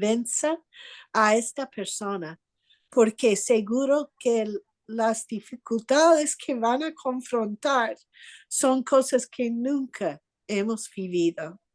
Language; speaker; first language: Spanish; non-native, fluent; English